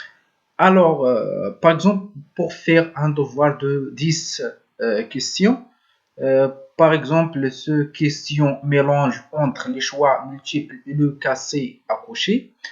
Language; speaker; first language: French; non-native, learner; Arabic